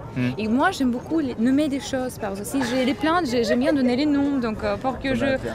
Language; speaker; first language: French; non-native, fluent; Russian